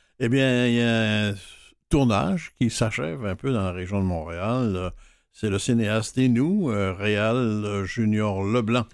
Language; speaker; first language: French; native; French